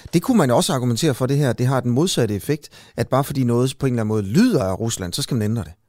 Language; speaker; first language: Danish; native; Danish